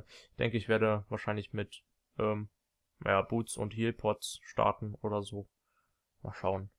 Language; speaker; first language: German; native; German